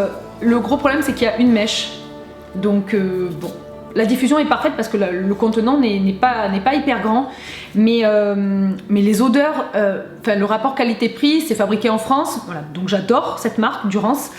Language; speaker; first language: French; native; French